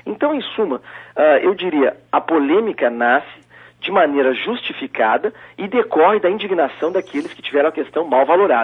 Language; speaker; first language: Portuguese; native; Portuguese